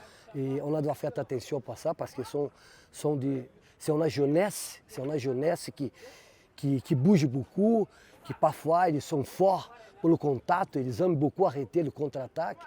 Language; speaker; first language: French; non-native, fluent; Portuguese